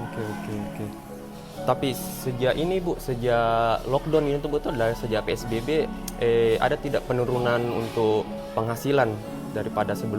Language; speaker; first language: Indonesian; native; Indonesian